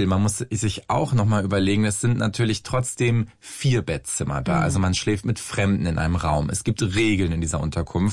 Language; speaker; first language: German; native; German